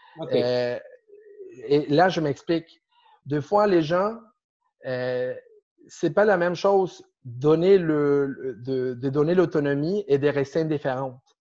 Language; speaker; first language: French; non-native, fluent; Spanish